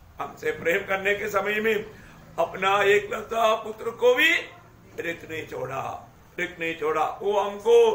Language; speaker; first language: Hindi; non-native, local second language; Malayalam